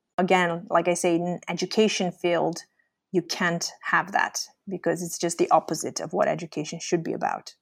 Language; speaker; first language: English; native; English